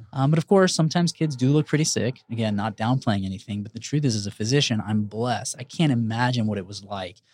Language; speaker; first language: English; early bilingual, other home language; Spanish